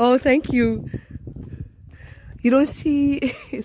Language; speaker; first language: English; non-native, fluent; Dutch